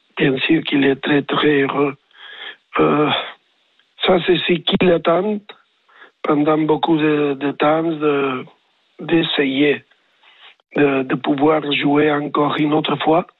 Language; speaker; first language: French; non-native, learner; Spanish